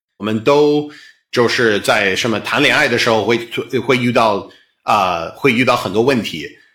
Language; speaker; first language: Chinese; non-native, fluent; English